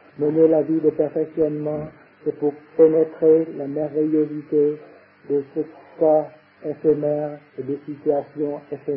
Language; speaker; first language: French; non-native, fluent; Vietnamese